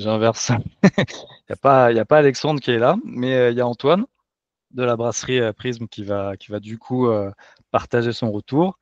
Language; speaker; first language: French; native; French